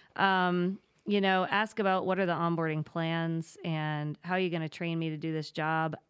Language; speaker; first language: English; native; English